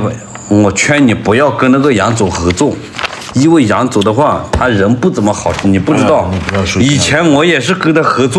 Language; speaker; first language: Chinese; native; Chinese